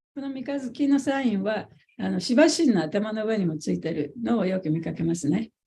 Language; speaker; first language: Japanese; native; Japanese